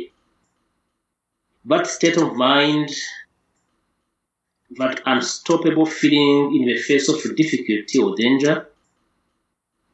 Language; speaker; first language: English; non-native, local second language; Kinyarwanda